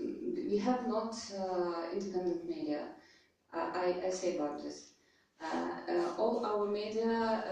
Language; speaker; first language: English; non-native, learner; Russian